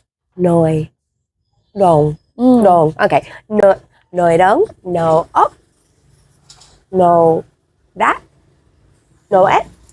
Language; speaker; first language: Vietnamese; non-native, learner; English